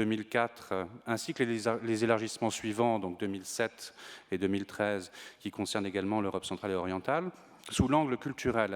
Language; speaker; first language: French; native; French